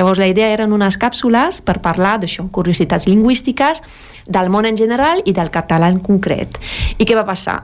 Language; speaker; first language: Catalan; non-native, fluent; French